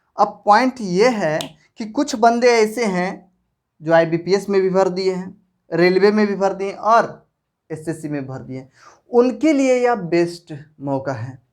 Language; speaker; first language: Hindi; native; Hindi